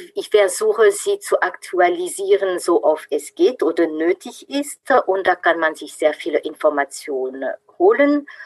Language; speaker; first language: German; non-native, fluent; French